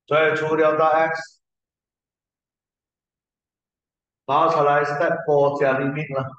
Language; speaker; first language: Chinese; native; Chinese